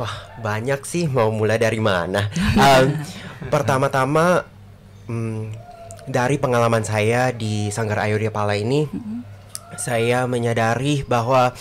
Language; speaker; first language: Indonesian; non-native, fluent; English